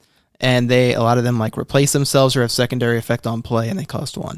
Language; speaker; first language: English; native; English